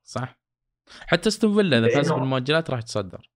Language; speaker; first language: Arabic; native; Arabic